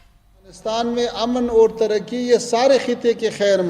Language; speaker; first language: Hindi; non-native, fluent; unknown